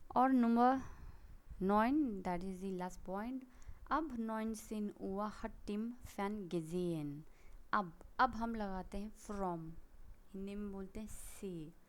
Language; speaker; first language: Hindi; native; Hindi